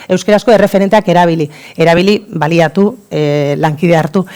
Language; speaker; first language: Basque; non-native, local second language; Spanish